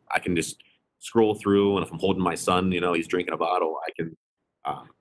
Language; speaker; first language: English; native; English